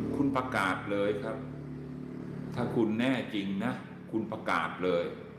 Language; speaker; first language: Thai; native; Thai